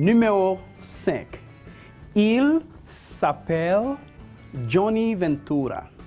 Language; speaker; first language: French; non-native, fluent; Spanish